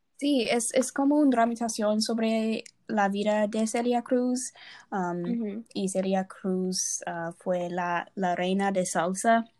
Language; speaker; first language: Spanish; non-native, learner; English